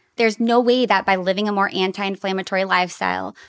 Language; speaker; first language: English; native; English